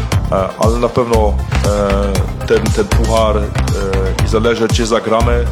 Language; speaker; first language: Polish; early bilingual, heritage; Polish